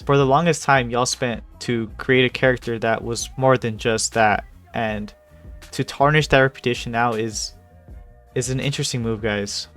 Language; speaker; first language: English; native; English